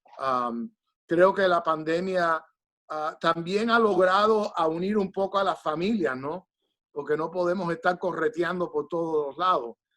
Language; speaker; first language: Spanish; early bilingual, heritage; Spanish